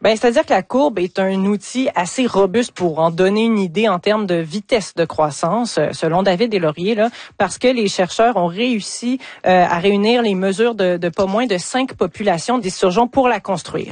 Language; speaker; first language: French; native; French